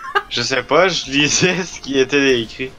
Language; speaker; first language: French; native; French